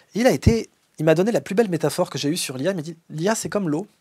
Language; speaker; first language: French; native; French